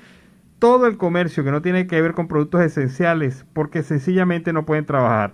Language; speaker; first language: Spanish; native; Spanish